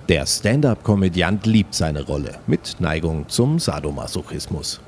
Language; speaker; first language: German; native; German